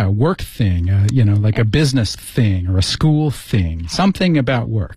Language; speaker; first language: English; native; English